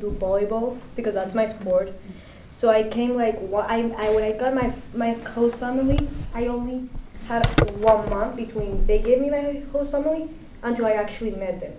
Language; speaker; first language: English; non-native, fluent; Spanish